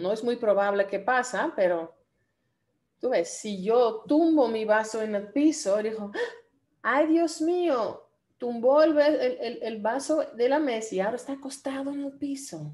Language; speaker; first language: Spanish; non-native, fluent; Dutch